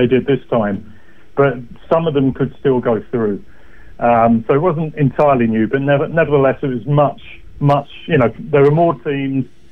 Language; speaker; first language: English; native; English